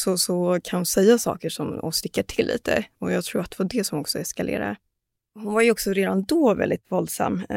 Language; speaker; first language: Swedish; early bilingual, other home language; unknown